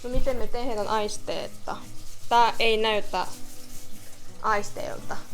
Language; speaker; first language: Finnish; non-native, learner; Korean